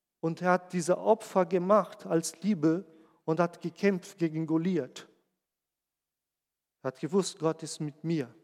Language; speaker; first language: German; non-native, fluent; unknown